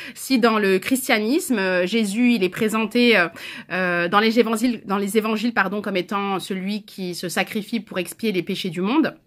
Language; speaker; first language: French; native; French